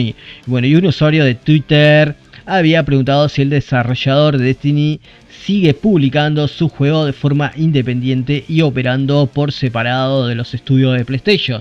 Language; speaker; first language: Spanish; native; Spanish